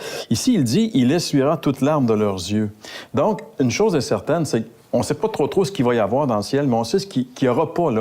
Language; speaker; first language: French; native; French